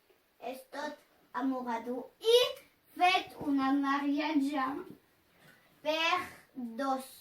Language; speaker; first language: Catalan; non-native, local second language; French